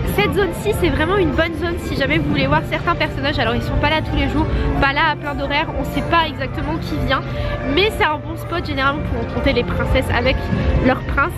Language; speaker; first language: French; native; French